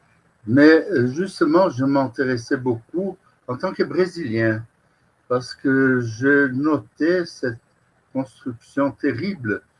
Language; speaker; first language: French; non-native, fluent; Portuguese